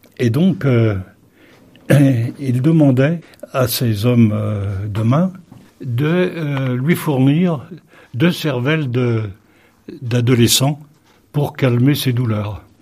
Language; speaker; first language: French; native; French